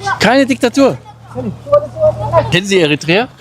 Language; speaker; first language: German; native; German